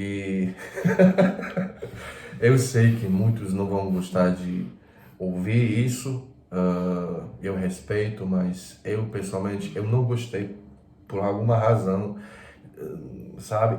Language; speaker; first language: Portuguese; non-native, fluent; Croatian